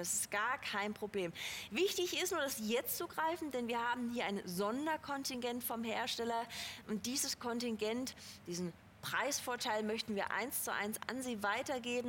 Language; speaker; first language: German; native; German